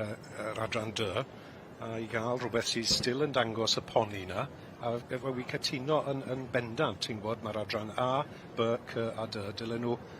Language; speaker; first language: Welsh; native; Welsh